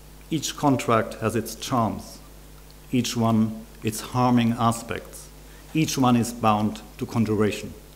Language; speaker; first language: English; non-native, fluent; German